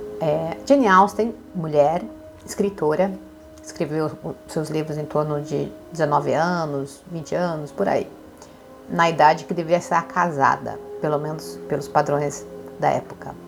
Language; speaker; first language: Portuguese; native; Portuguese